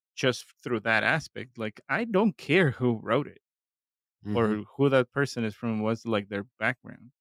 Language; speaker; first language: English; non-native, fluent; Spanish